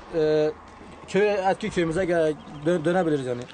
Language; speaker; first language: Turkish; non-native, local second language; Kurdish